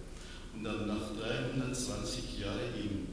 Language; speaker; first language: German; non-native, learner; Persian